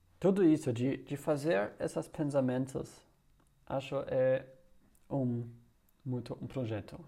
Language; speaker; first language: Portuguese; non-native, learner; German